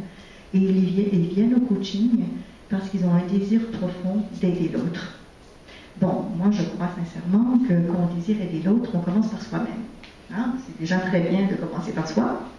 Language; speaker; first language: French; native; French